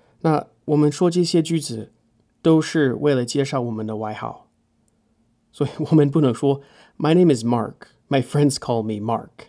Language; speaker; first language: Chinese; non-native, fluent; English